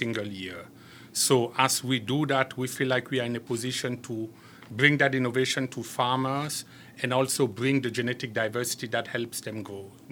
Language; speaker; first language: English; non-native, local second language; French